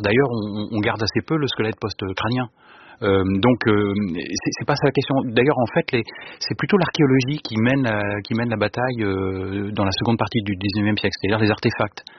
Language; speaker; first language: French; native; French